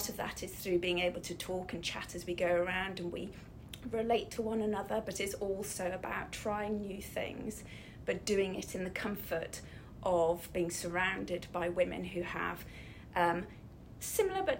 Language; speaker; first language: English; native; English